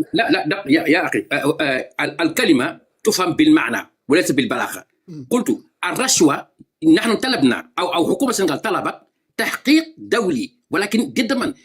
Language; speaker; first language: Arabic; non-native, fluent; Wolof